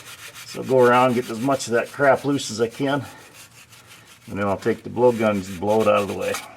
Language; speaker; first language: English; native; English